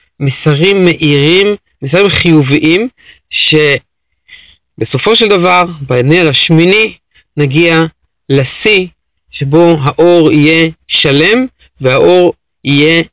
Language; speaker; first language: Hebrew; native; Hebrew